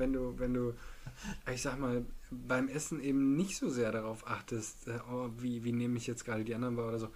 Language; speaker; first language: German; native; German